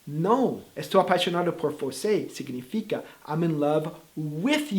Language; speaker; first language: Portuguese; non-native, fluent; English